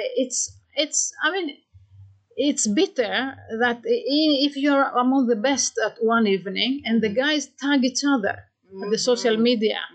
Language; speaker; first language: English; non-native, fluent; Greek